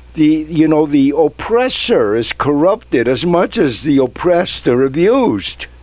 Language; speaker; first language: English; non-native, fluent; Spanish